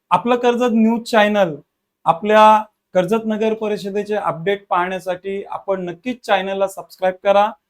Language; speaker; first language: Marathi; native; Marathi